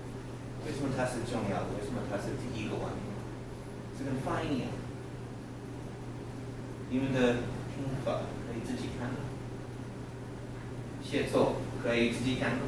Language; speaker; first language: Chinese; non-native, learner; English